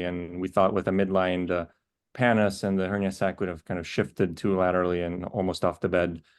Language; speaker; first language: English; native; English